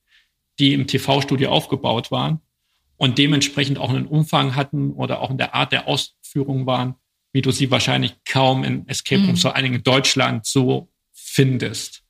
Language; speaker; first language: German; native; German